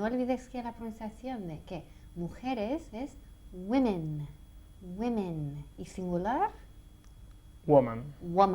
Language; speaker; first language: Spanish; non-native, fluent; English